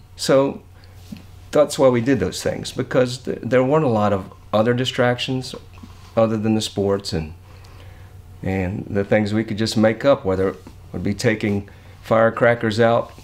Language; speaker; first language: English; native; English